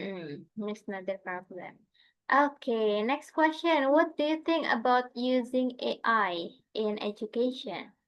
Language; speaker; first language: English; non-native, fluent; Indonesian